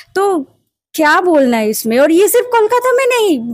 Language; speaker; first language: Hindi; non-native, local second language; Bangla